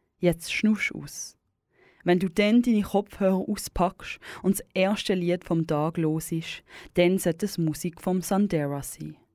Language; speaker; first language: German; native; German